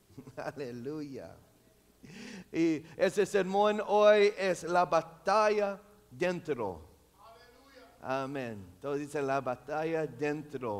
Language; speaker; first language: Spanish; non-native, local second language; English